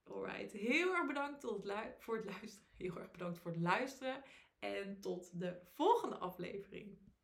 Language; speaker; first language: Dutch; native; Dutch